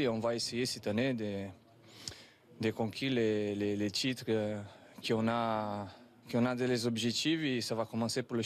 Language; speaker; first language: French; non-native, fluent; Portuguese